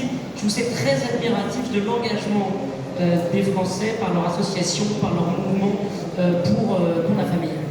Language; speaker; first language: French; native; French